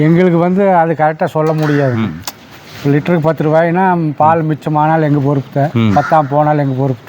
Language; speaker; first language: Tamil; native; Tamil